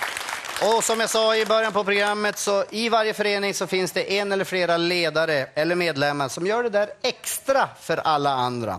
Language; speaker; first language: Swedish; native; Swedish